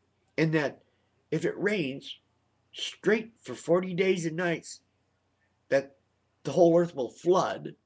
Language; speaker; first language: English; native; English